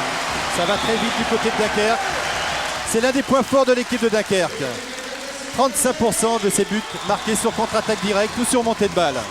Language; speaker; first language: French; native; French